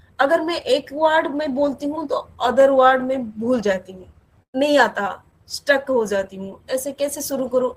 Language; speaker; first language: Hindi; non-native, local second language; Odia